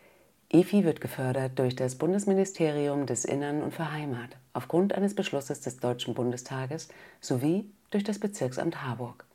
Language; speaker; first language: German; native; German